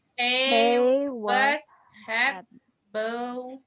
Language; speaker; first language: Dutch; non-native, learner; Indonesian